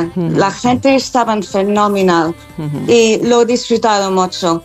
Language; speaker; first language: Spanish; non-native, fluent; English